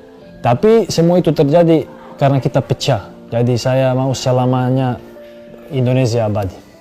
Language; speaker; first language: Indonesian; non-native, fluent; Serbian